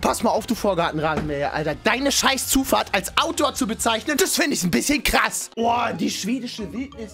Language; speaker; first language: German; native; German